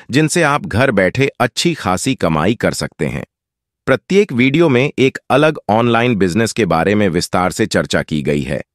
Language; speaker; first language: Hindi; native; Hindi